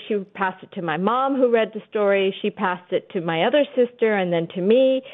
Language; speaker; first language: English; early bilingual, other home language; Urdu